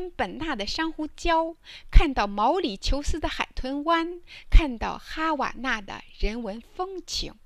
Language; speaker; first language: Chinese; native; Chinese